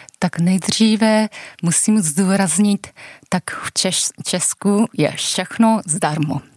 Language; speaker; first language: Czech; non-native, fluent; Japanese